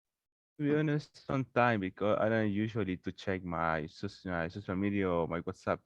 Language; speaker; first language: English; non-native, learner; Spanish